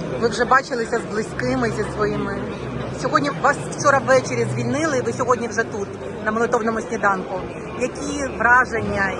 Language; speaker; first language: Ukrainian; native; Ukrainian